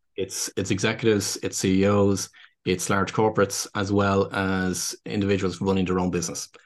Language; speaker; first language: English; native; English